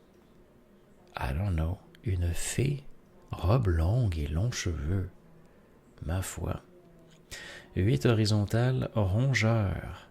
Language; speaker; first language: French; native; French